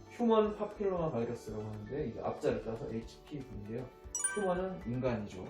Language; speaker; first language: Korean; native; Korean